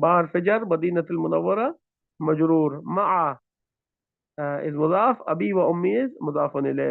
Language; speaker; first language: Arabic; non-native, fluent; Urdu